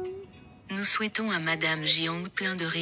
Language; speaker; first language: French; native; French